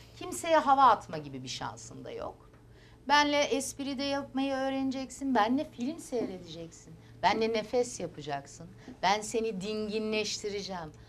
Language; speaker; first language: Turkish; early bilingual, heritage; Turkish